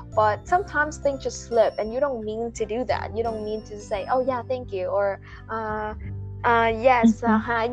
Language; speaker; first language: English; non-native, fluent; Vietnamese